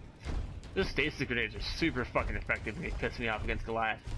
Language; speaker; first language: English; native; English